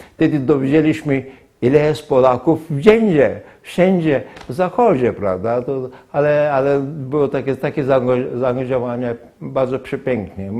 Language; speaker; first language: Polish; non-native, fluent; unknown